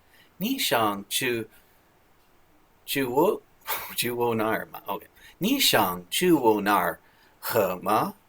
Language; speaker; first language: Chinese; non-native, learner; English